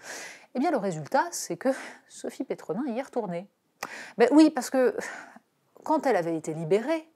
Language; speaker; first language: French; native; French